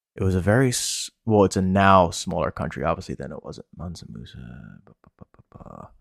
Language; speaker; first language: English; native; English